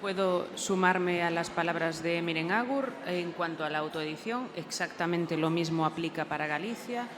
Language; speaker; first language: Spanish; non-native, local second language; Galician